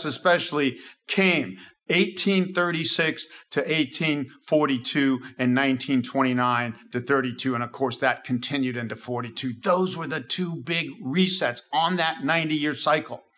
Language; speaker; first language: English; native; English